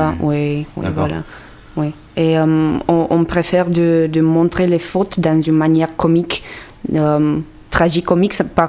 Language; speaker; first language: French; non-native, fluent; Romanian